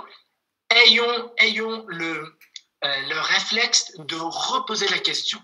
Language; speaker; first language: French; non-native, fluent; Kurdish